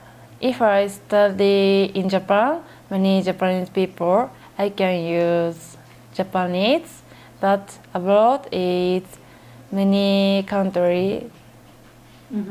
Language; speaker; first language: English; non-native, learner; Japanese